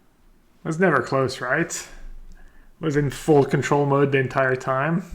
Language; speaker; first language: English; non-native, fluent; French